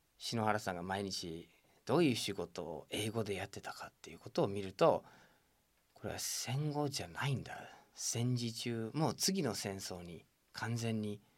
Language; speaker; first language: Japanese; non-native, fluent; English